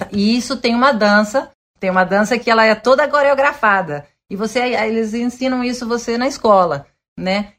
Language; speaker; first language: Portuguese; early bilingual, other home language; Spanish